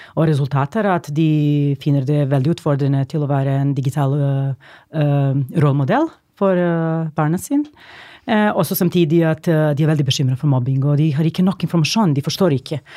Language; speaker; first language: Norwegian; non-native, fluent; Serbian